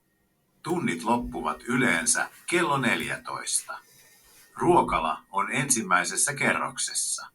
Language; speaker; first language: Finnish; non-native, learner; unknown